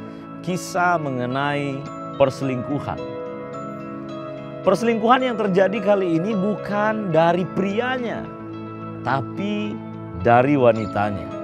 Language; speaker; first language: Indonesian; native; Indonesian